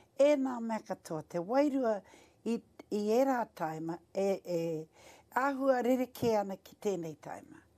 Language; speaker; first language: Māori; native; Māori